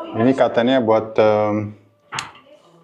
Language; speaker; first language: Indonesian; non-native, fluent; Arabic